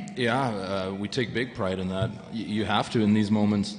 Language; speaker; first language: English; non-native, fluent; German